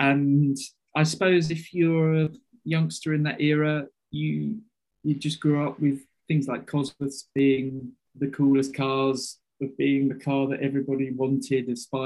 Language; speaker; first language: English; native; English